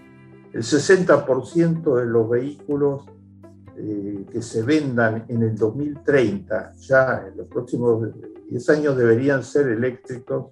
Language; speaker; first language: Spanish; native; Spanish